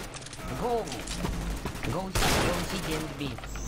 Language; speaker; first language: English; non-native, learner; Russian